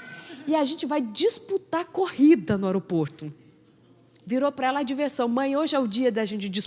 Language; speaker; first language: Portuguese; native; Portuguese